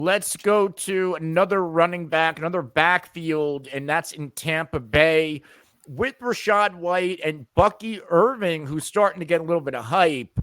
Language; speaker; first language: English; native; English